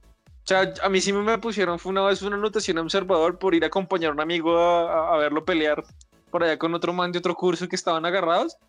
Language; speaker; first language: Spanish; native; Spanish